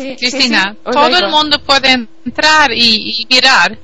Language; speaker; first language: Spanish; non-native, learner; Swedish